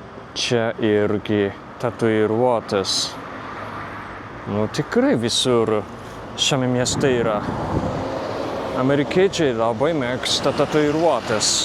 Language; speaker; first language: Lithuanian; non-native, fluent; Japanese